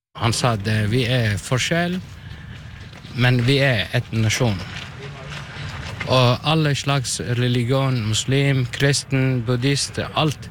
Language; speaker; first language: Norwegian; non-native, learner; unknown